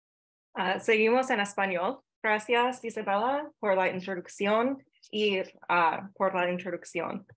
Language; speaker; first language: Spanish; non-native, fluent; English